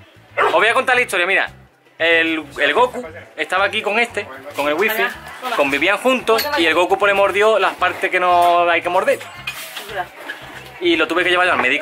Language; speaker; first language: Spanish; native; Spanish